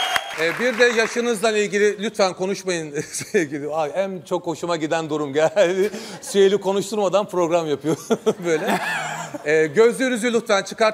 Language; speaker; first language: Turkish; native; Turkish